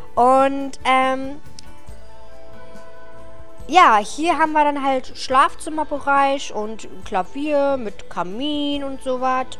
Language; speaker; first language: German; native; German